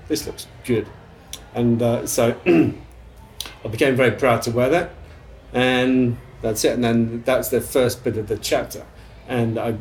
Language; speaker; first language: English; native; English